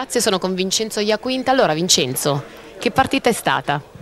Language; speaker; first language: Italian; native; Italian